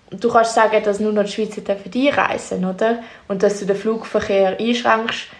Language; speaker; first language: German; native; German